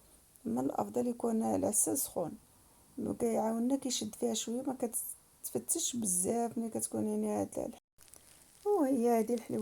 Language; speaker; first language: Arabic; native; Arabic